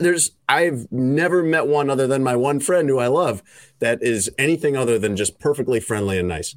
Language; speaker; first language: English; native; English